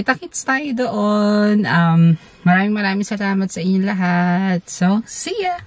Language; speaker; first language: Filipino; native; Filipino